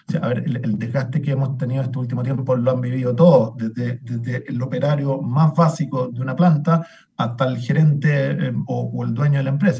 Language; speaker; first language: Spanish; native; Spanish